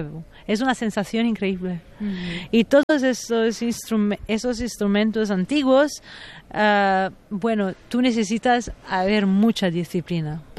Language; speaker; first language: Spanish; non-native, fluent; Italian